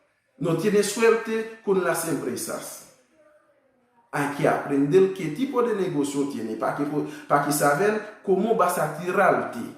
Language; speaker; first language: Spanish; non-native, fluent; Haitian Creole